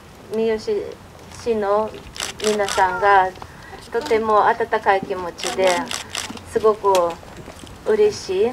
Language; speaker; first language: Japanese; non-native, fluent; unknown